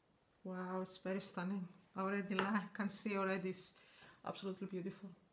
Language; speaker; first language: English; non-native, fluent; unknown